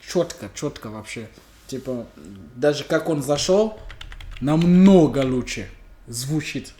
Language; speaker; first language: Russian; non-native, fluent; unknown